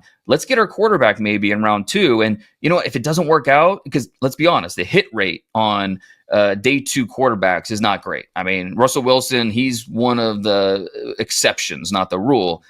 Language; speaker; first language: English; native; English